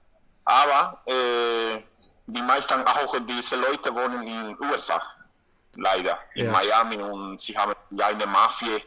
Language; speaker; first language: German; non-native, learner; Spanish